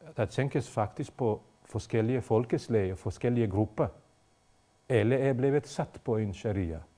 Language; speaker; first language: Danish; non-native, fluent; Bosnian